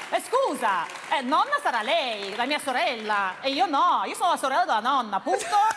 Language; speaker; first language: Italian; non-native, fluent; Russian